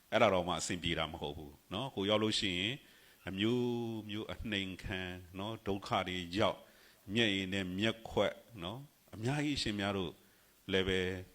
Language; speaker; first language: Burmese; native; Burmese